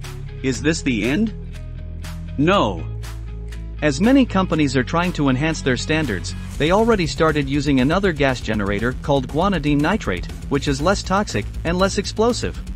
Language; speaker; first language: English; non-native, fluent; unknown